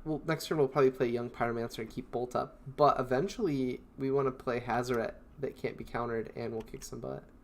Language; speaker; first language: English; native; English